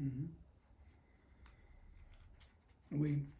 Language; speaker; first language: French; non-native, fluent; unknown